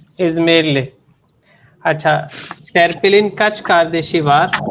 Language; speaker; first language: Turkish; non-native, fluent; Urdu